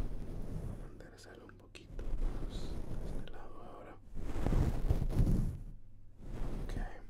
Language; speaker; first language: Spanish; early bilingual, heritage; Spanish